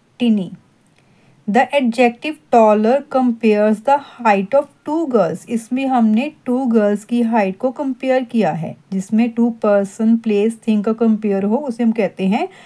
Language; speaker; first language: Hindi; non-native, local second language; Punjabi